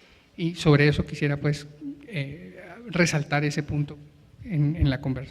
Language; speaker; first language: Spanish; native; Spanish